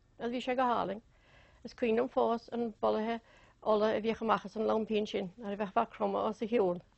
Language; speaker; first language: Irish; native; Irish